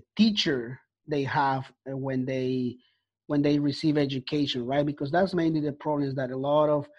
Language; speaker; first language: English; non-native, fluent; Spanish